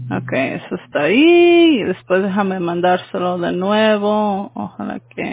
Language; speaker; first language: Spanish; early bilingual, heritage; Spanish